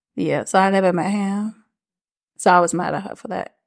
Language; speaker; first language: English; non-native, fluent; French